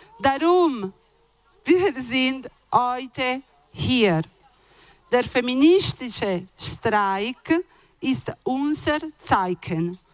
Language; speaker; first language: German; non-native, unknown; Italian